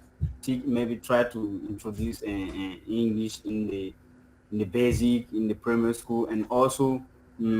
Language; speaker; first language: English; non-native, fluent; French